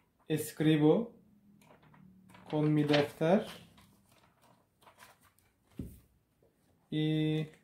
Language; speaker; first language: Spanish; non-native, learner; Turkish